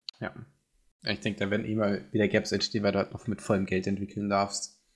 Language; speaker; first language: German; native; German